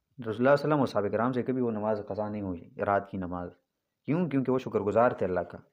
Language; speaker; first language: Urdu; non-native, local second language; Pashto